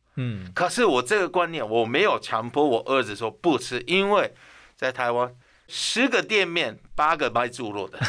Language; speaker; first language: Chinese; non-native, fluent; Persian